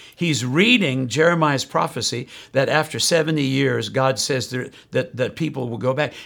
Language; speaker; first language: English; native; English